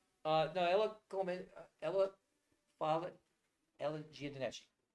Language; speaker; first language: Portuguese; non-native, learner; English